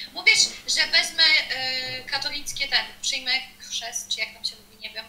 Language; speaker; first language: Polish; non-native, fluent; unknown